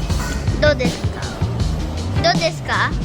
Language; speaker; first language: Japanese; early bilingual, heritage; Japanese